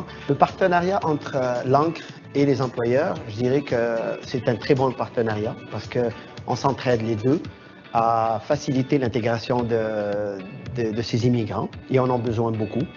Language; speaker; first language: French; non-native, local second language; Arabic